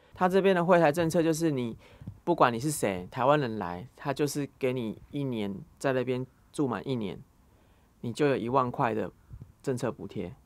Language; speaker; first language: Chinese; native; Chinese